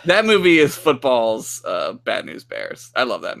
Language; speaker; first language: English; native; English